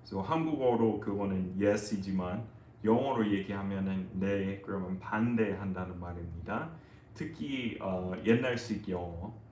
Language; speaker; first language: Korean; non-native, fluent; English